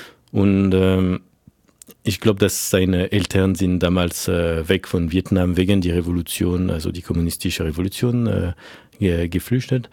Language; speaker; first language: German; non-native, fluent; French